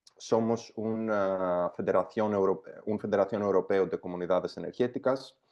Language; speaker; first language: Spanish; non-native, fluent; Greek